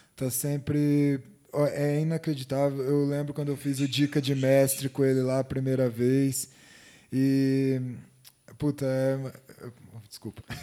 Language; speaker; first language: Portuguese; native; Portuguese